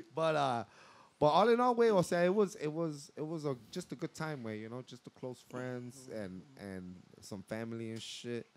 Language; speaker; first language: English; early bilingual, other home language; Spanish